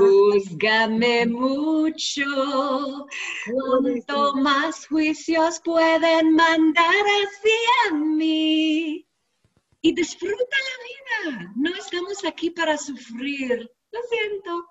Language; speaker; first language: Spanish; non-native, learner; English